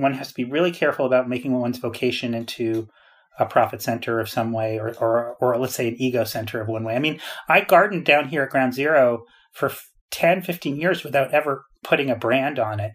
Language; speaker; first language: English; native; English